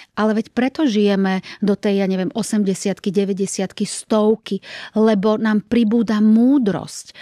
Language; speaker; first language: Slovak; native; Slovak